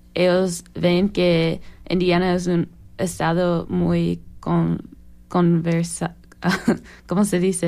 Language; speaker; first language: Spanish; non-native, learner; English